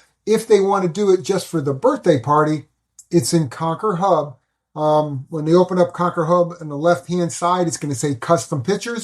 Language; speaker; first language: English; native; English